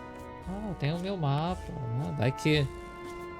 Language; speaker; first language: Portuguese; native; Portuguese